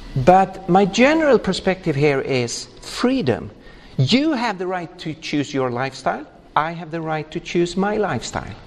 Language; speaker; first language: English; non-native, fluent; Swedish